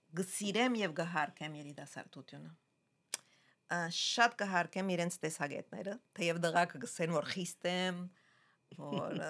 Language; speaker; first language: Armenian; early bilingual, heritage; Armenian